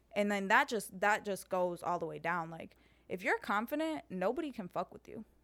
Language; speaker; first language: English; early bilingual, heritage; Serbian